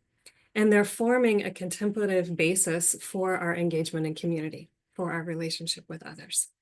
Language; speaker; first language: English; native; English